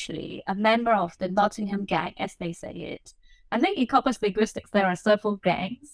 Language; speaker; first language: English; non-native, local second language; Cantonese